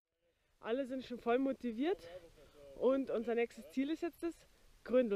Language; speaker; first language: German; native; German